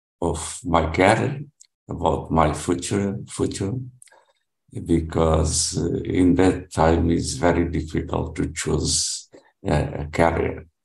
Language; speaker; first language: English; non-native, learner; Portuguese